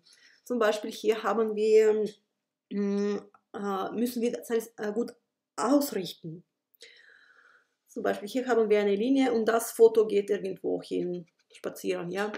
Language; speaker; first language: German; non-native, fluent; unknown